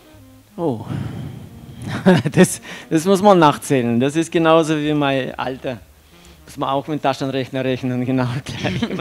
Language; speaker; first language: German; non-native, fluent; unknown